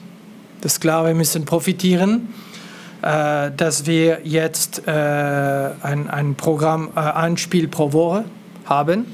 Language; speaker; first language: German; non-native, local second language; French